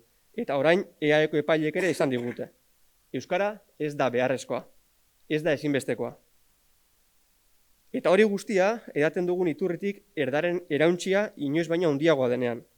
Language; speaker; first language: Basque; native; Basque